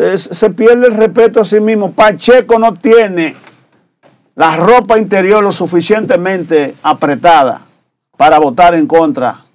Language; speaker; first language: Spanish; native; Spanish